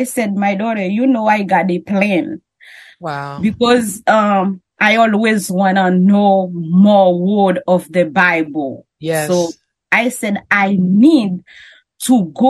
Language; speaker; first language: English; non-native, learner; French